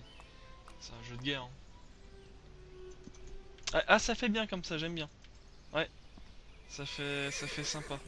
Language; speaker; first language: French; native; French